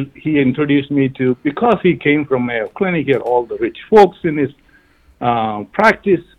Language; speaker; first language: English; non-native, local second language; Malayalam